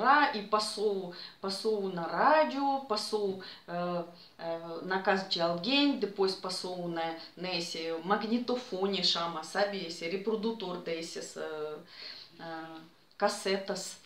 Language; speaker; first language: Portuguese; non-native, fluent; Russian